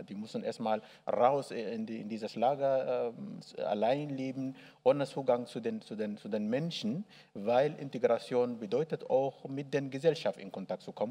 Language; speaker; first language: German; non-native, learner; Arabic